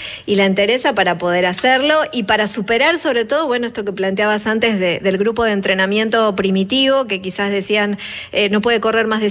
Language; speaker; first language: Spanish; native; Spanish